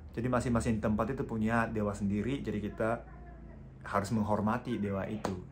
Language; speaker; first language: Indonesian; non-native, fluent; Japanese